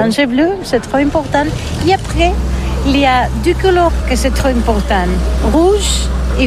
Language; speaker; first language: French; non-native, learner; Catalan